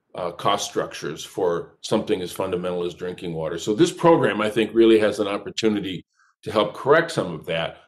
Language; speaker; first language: English; native; English